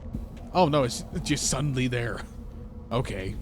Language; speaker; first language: English; native; English